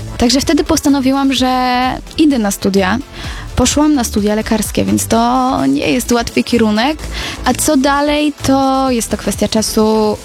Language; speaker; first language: Polish; native; Polish